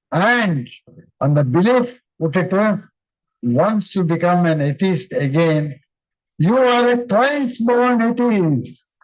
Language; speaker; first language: English; non-native, local second language; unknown